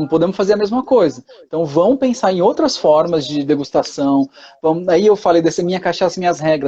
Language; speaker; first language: Portuguese; native; Portuguese